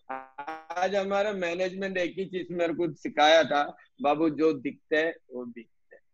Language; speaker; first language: Hindi; non-native, local second language; Malayalam